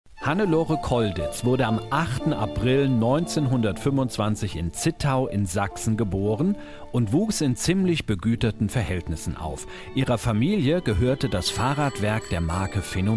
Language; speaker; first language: German; native; German